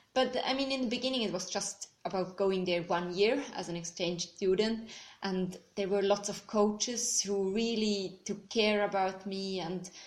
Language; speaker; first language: English; non-native, fluent; Swiss German